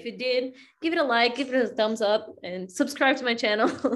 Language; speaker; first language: English; non-native, fluent; Portuguese